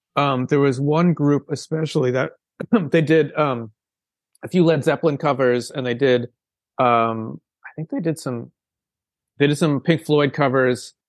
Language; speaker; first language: English; native; English